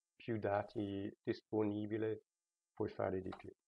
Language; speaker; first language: Italian; non-native, fluent; English